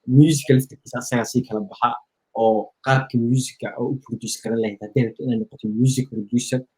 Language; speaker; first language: Somali; early bilingual, heritage; Somali